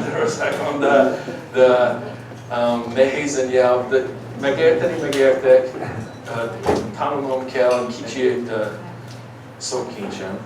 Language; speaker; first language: Hungarian; early bilingual, heritage; English